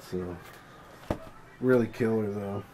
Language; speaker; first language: English; native; English